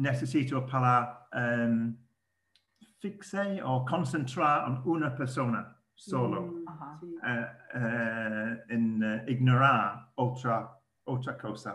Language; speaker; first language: Spanish; non-native, learner; English